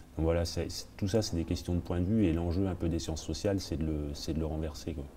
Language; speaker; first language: French; native; French